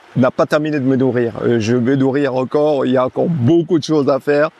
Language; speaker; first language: French; non-native, local second language; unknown